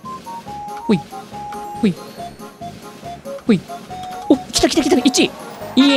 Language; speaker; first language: Japanese; native; Japanese